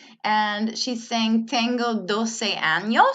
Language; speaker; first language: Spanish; non-native, learner; English